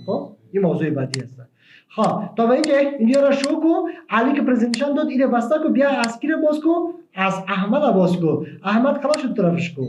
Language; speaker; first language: Persian; native; Persian